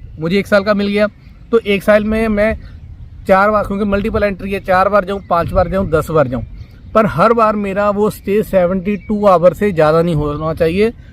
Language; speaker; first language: Hindi; non-native, local second language; Punjabi